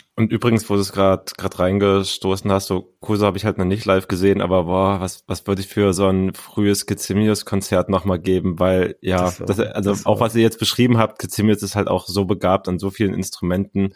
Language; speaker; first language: German; native; German